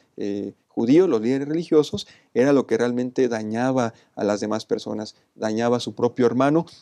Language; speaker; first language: Spanish; native; Spanish